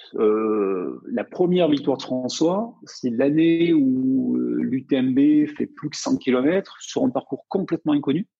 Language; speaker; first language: French; native; French